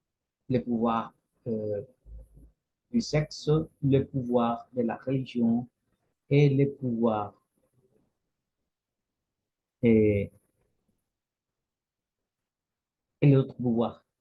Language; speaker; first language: French; non-native, fluent; Spanish